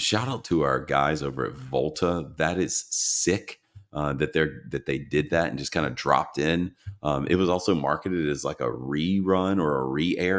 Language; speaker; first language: English; native; English